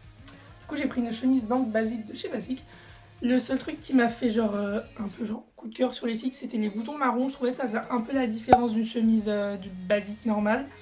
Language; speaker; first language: French; native; French